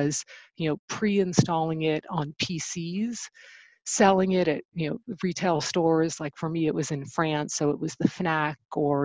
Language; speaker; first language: English; native; English